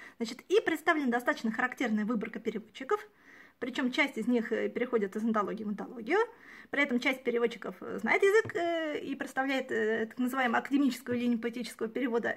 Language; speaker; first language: Russian; native; Russian